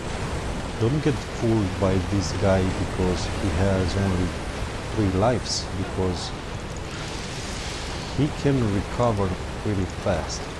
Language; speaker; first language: English; non-native, fluent; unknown